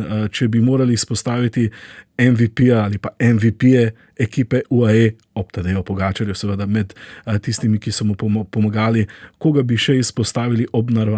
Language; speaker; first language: Slovenian; native; Slovenian